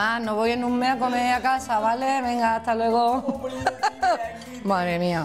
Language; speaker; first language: Spanish; native; Spanish